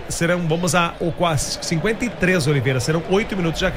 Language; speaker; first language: Portuguese; native; Portuguese